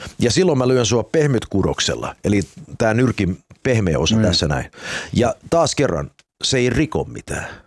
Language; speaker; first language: Finnish; early bilingual, heritage; Finnish